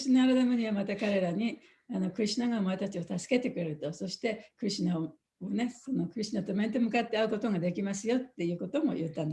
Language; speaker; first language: Japanese; native; Japanese